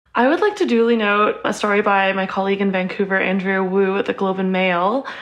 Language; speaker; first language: English; native; English